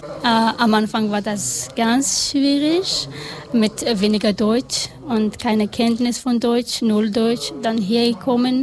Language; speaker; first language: German; non-native, learner; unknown